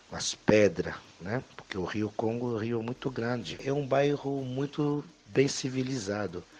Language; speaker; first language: Portuguese; non-native, fluent; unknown